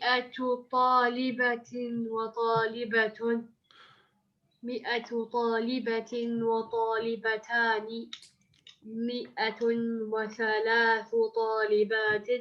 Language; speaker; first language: Arabic; non-native, learner; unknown